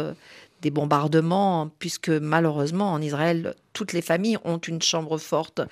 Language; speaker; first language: French; native; French